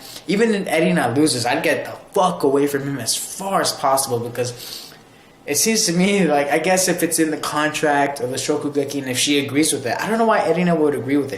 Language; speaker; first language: English; native; English